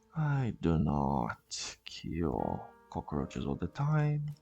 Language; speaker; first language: English; non-native, fluent; Portuguese